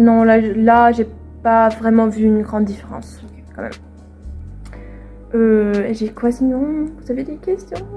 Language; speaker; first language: French; non-native, fluent; Swedish